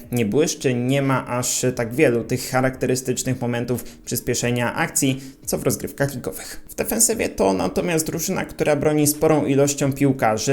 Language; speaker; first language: Polish; native; Polish